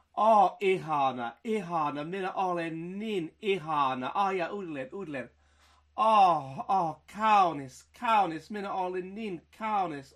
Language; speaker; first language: Finnish; non-native, learner; English